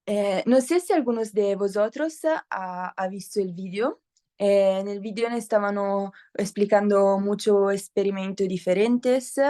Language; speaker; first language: Spanish; non-native, learner; Italian